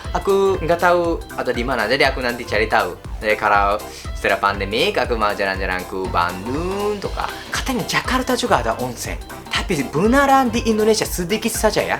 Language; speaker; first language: Indonesian; non-native, learner; Japanese